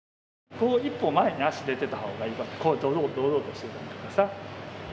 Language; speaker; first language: Japanese; native; Japanese